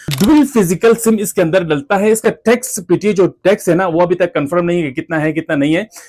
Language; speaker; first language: Urdu; non-native, local second language; Punjabi